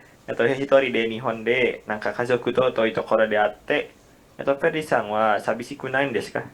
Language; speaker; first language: Japanese; non-native, learner; Indonesian